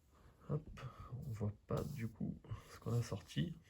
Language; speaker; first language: French; native; French